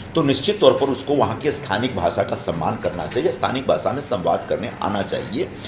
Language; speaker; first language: Hindi; non-native, local second language; Marathi